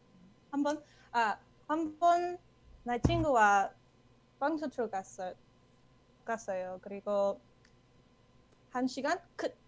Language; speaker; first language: Korean; non-native, learner; English